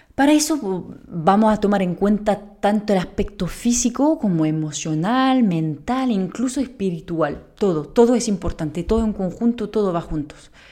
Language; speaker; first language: Spanish; non-native, fluent; French